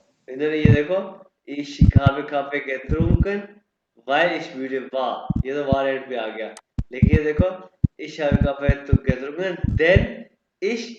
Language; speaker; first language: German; non-native, learner; Urdu